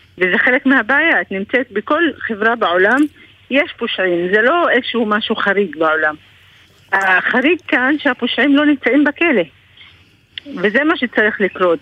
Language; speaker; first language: Hebrew; non-native, local second language; Arabic